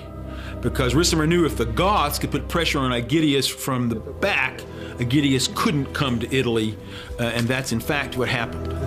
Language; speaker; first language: English; native; English